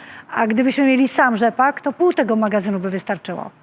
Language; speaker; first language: Polish; native; Polish